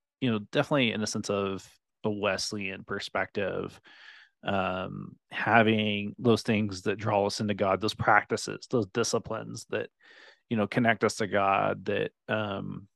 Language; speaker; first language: English; native; English